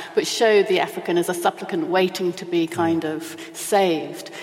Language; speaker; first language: English; native; English